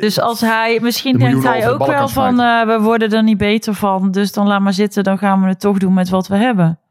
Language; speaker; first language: Dutch; native; Dutch